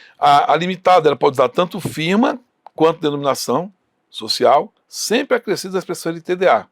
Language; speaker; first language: Portuguese; native; Portuguese